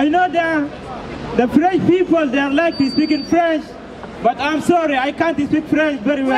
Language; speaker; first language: English; non-native, learner; Arabic